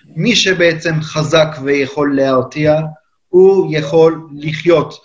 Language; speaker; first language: Hebrew; non-native, fluent; Turkish